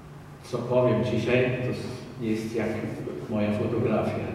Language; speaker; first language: Polish; non-native, learner; German